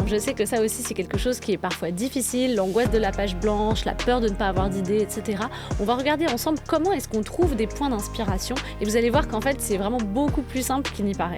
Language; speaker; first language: French; native; French